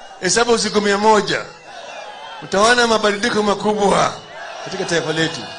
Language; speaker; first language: Swahili; non-native, local second language; Luo (Kenya and Tanzania)